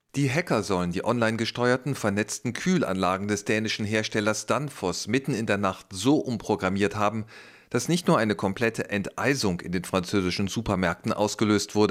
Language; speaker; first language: German; native; German